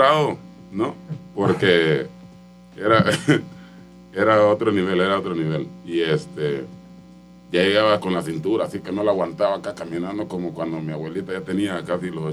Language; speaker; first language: Spanish; non-native, local second language; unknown